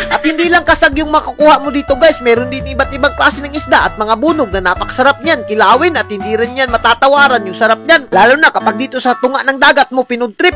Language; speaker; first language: Filipino; non-native, local second language; Cebuano